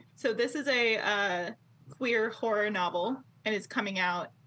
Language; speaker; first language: English; native; English